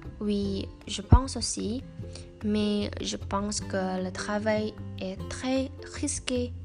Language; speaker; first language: French; non-native, learner; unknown